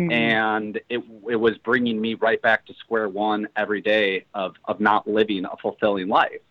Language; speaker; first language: English; native; English